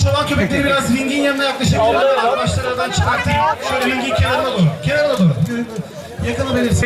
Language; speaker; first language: Turkish; native; Turkish